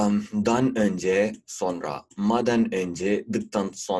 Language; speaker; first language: Turkish; non-native, fluent; Urdu